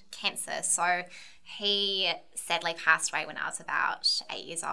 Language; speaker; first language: English; native; English